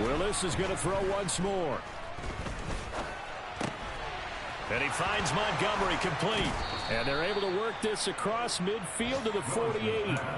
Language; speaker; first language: English; native; English